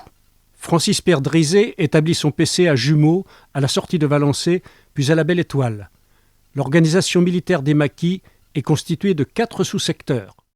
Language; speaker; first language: French; native; French